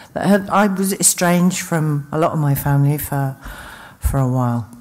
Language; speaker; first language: English; native; English